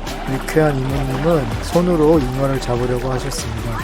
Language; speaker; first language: Korean; native; Korean